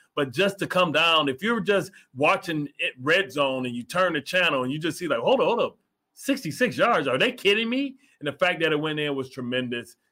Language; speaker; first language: English; native; English